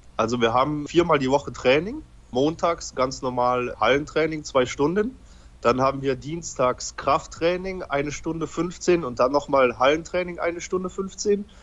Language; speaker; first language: German; early bilingual, other home language; Polish